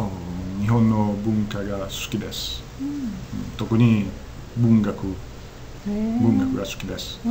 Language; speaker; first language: Japanese; non-native, learner; Italian